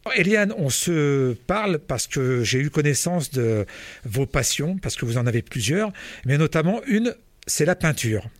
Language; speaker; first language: French; native; French